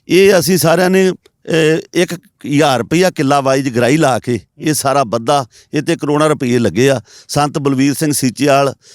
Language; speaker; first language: Punjabi; native; Punjabi